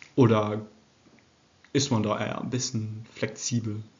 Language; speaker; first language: German; early bilingual, heritage; English